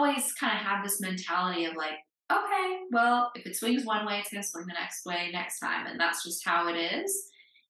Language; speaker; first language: English; native; English